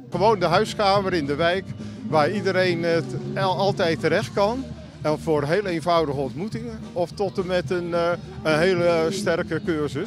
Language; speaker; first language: Dutch; native; Dutch